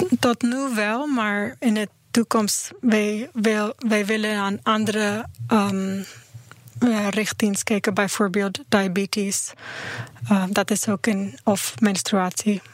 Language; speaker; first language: Dutch; non-native, learner; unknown